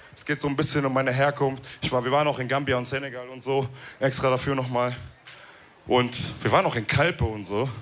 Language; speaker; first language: German; early bilingual, other home language; Wolof